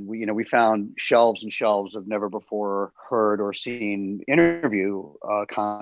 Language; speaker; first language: English; native; English